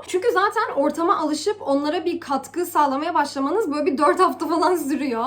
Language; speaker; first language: Turkish; early bilingual, heritage; Turkish